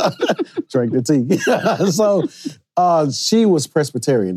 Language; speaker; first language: English; native; English